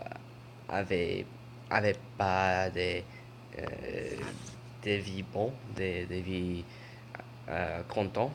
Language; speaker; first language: French; non-native, learner; English